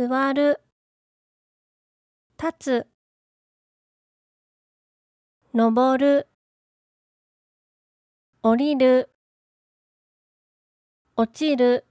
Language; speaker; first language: Japanese; native; Japanese